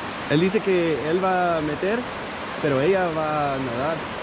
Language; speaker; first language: Spanish; non-native, learner; English